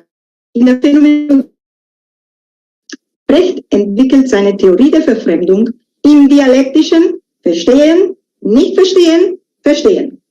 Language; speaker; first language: German; non-native, fluent; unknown